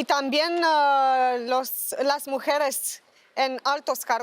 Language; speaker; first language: Spanish; non-native, fluent; Romanian